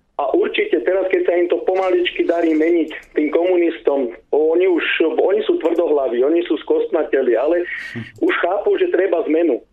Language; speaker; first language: Slovak; native; Slovak